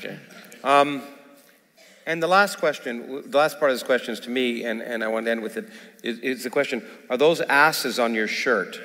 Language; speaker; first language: English; native; English